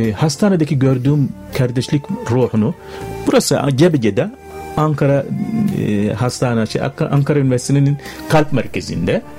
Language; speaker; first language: Turkish; non-native, fluent; Arabic